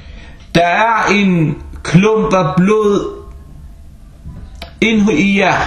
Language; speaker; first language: Danish; early bilingual, other home language; Arabic